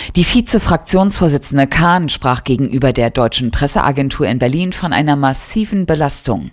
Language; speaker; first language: German; native; German